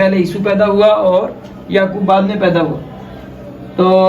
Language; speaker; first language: Urdu; native; Urdu